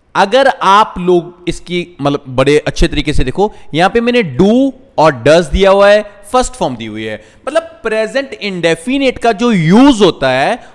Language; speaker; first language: Hindi; non-native, local second language; Punjabi